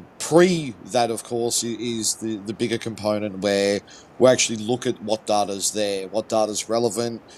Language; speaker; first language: English; native; English